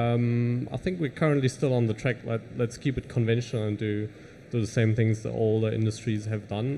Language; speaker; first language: English; non-native, fluent; German